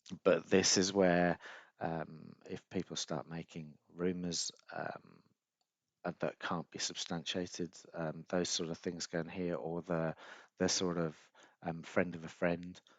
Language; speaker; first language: English; native; English